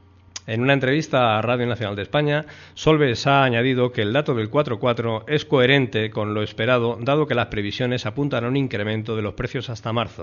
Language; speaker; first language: Spanish; native; Spanish